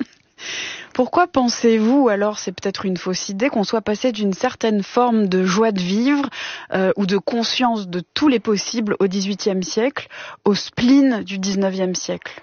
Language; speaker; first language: French; native; French